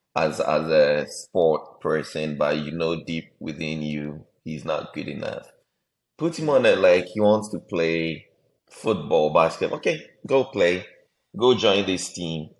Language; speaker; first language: English; non-native, local second language; Akan